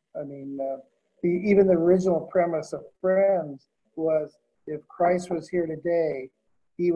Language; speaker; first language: English; native; English